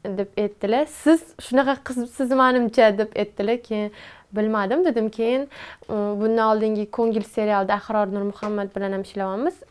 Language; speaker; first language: Uzbek; non-native, local second language; Tajik